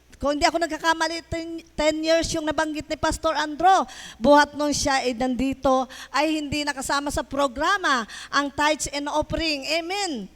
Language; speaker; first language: Filipino; native; Filipino